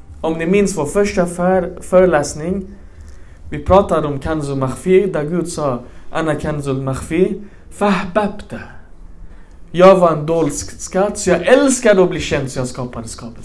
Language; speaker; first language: Swedish; early bilingual, other home language; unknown